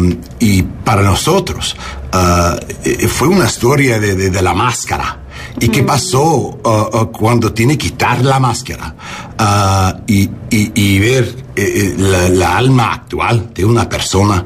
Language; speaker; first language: Spanish; non-native, learner; English